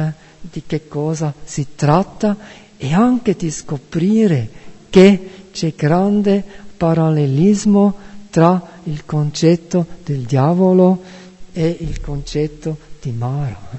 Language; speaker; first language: Italian; non-native, fluent; German